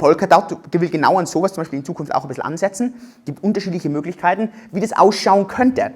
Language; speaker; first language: German; native; German